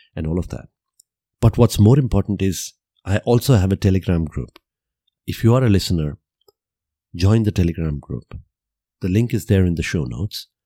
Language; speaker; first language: English; non-native, local second language; Gujarati